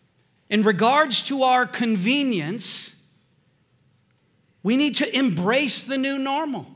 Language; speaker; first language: English; native; English